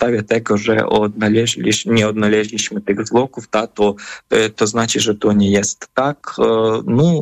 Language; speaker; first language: Polish; non-native, fluent; Ukrainian